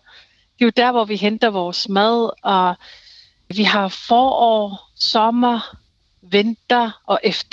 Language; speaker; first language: Danish; non-native, local second language; Kalaallisut